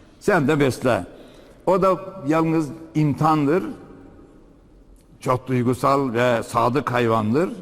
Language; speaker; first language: Turkish; native; Turkish